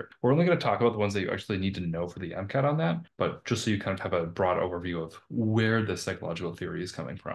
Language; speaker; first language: English; native; English